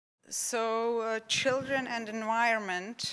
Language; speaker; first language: English; non-native, fluent; Czech